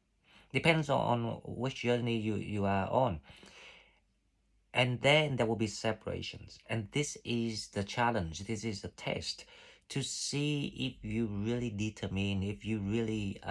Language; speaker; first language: English; non-native, fluent; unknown